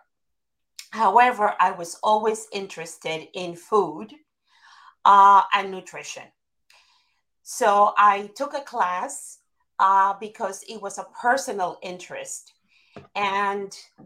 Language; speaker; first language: English; non-native, fluent; Spanish